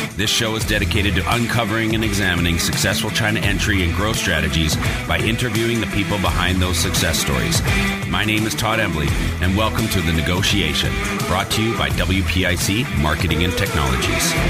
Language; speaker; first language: English; native; English